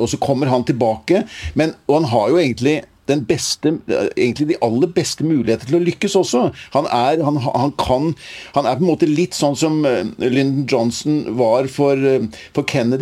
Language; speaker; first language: Norwegian; native; Norwegian